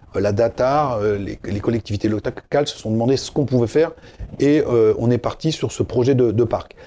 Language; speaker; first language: French; native; French